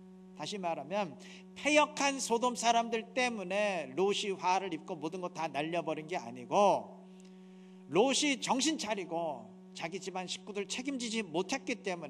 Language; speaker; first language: Korean; native; Korean